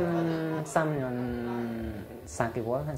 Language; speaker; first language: Korean; non-native, learner; Khmer